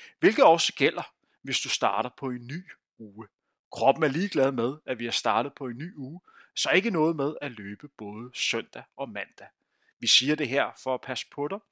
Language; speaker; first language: Danish; native; Danish